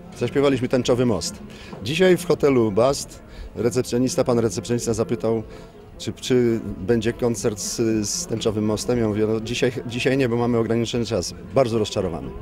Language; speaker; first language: Polish; native; Polish